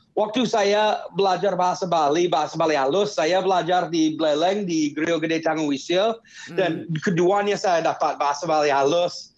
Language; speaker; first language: Indonesian; non-native, fluent; English